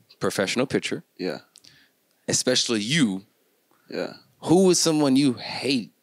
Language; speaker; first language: English; native; English